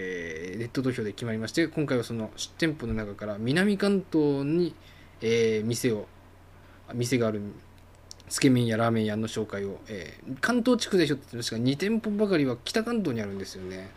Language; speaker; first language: Japanese; native; Japanese